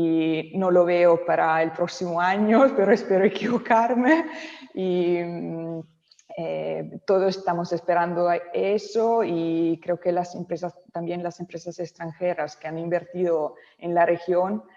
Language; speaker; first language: Spanish; non-native, local second language; Italian